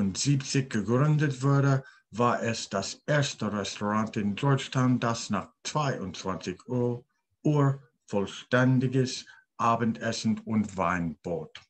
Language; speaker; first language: German; non-native, learner; English